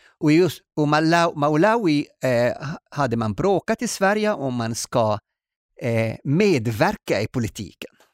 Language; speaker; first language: Swedish; non-native, fluent; Arabic